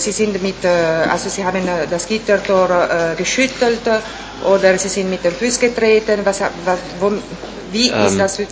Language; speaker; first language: German; non-native, fluent; Italian